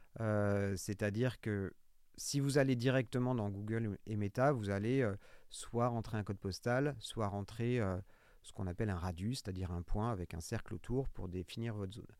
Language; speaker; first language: French; native; French